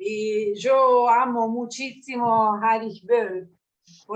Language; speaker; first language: Spanish; non-native, learner; Italian